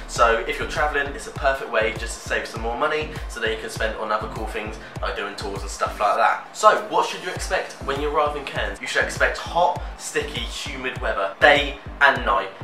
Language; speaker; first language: English; native; English